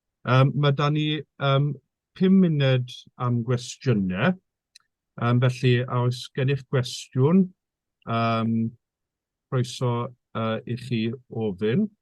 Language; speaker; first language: Welsh; native; Welsh